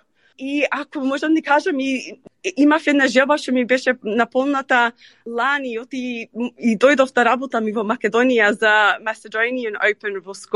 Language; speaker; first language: Macedonian; early bilingual, heritage; Macedonian